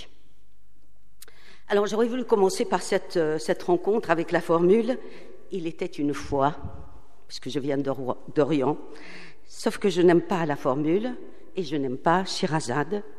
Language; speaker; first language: French; non-native, local second language; Arabic